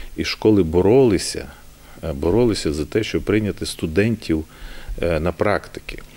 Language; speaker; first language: Ukrainian; native; Ukrainian